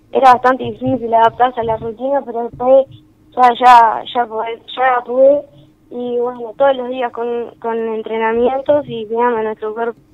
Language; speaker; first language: Spanish; native; Spanish